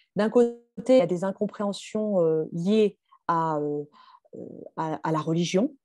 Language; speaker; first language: French; native; French